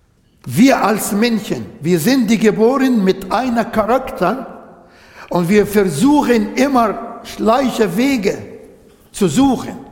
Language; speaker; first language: German; non-native, fluent; Arabic